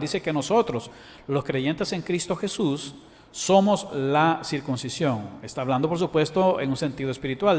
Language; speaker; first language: Spanish; native; Spanish